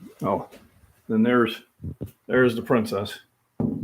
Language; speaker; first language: English; native; English